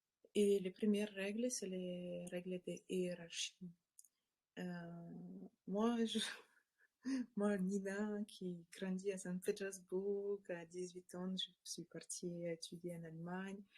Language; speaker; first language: French; non-native, learner; Russian